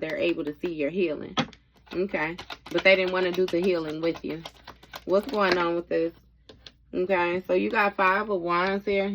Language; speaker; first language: English; native; English